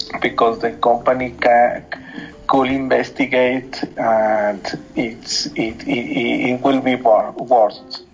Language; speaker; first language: English; non-native, learner; Spanish